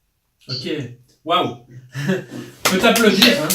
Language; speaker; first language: French; native; French